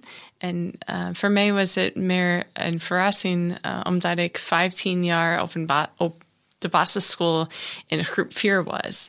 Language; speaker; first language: Dutch; non-native, learner; English